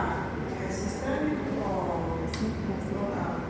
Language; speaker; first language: Spanish; non-native, learner; Portuguese